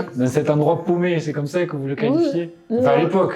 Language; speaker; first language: French; native; French